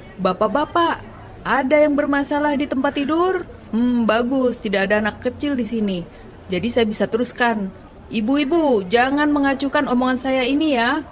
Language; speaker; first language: Indonesian; native; Indonesian